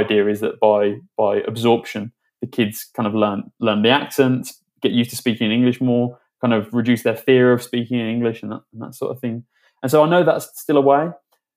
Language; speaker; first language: English; native; English